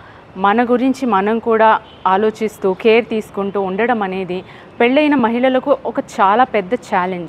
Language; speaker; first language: Telugu; native; Telugu